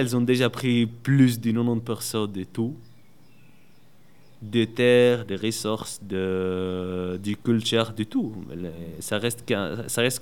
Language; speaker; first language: French; non-native, learner; Arabic